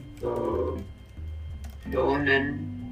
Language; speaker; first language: Japanese; non-native, learner; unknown